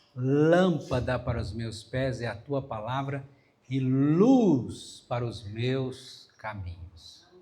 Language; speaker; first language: Portuguese; native; Portuguese